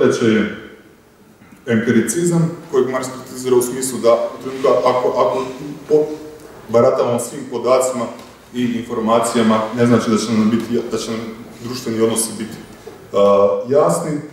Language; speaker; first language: Croatian; native; Croatian